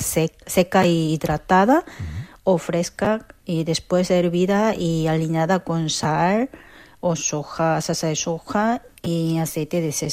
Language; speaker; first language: Spanish; non-native, learner; Korean